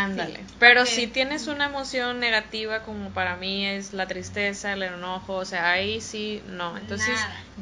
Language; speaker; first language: Spanish; native; Spanish